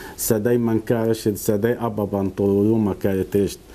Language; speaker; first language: Romanian; non-native, learner; Arabic